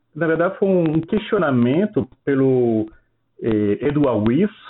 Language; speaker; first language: Portuguese; non-native, fluent; French